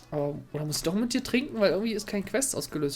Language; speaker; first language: German; native; German